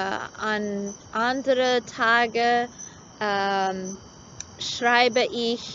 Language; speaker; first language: German; non-native, learner; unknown